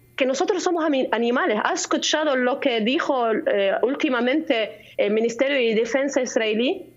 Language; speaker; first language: Spanish; non-native, fluent; Arabic